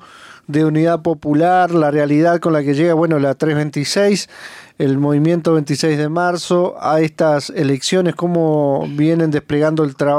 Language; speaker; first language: Spanish; native; Spanish